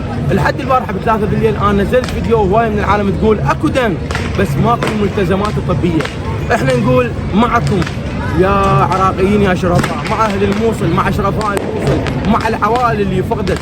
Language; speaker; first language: Arabic; native; Arabic